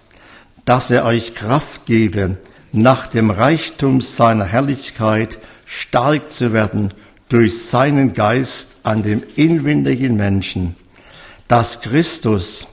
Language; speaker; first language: German; native; German